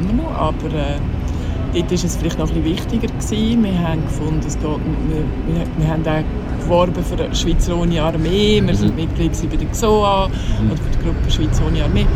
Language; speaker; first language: German; native; German